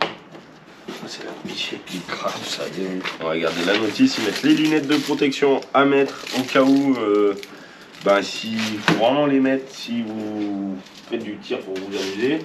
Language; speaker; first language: French; native; French